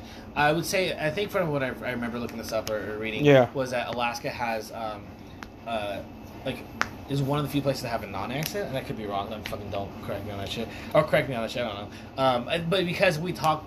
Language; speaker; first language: English; native; English